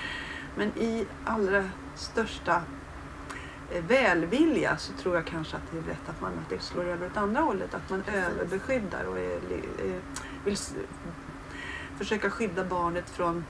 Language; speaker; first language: Swedish; native; Swedish